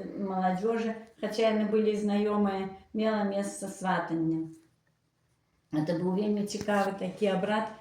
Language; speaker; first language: Belarusian; native; Belarusian